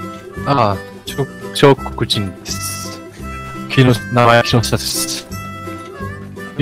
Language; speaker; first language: Japanese; non-native, learner; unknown